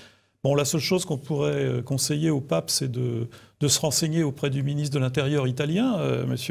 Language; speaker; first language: French; native; French